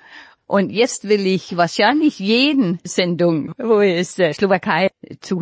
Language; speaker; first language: German; non-native, fluent; Danish